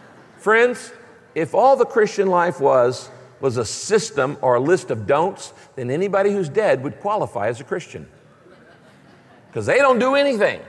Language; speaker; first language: English; native; English